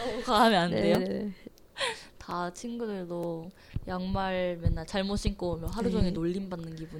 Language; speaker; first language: Korean; non-native, learner; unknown